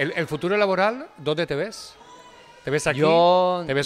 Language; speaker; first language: Spanish; non-native, local second language; Catalan